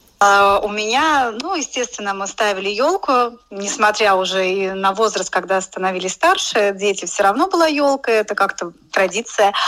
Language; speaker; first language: Russian; native; Russian